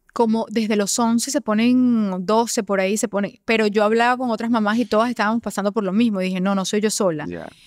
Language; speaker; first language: Spanish; native; Spanish